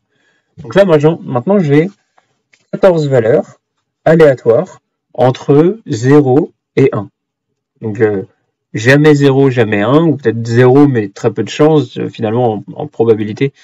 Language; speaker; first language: French; native; French